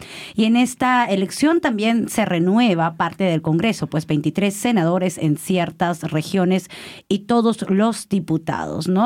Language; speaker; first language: Spanish; native; Spanish